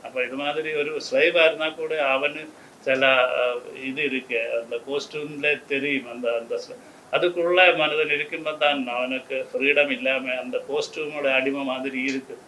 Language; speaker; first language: Tamil; non-native, learner; Malayalam